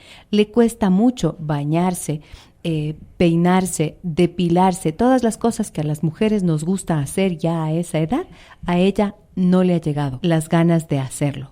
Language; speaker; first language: Spanish; native; Spanish